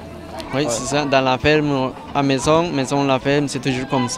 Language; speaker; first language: French; non-native, learner; Spanish